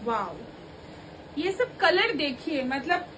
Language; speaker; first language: Hindi; non-native, local second language; Bangla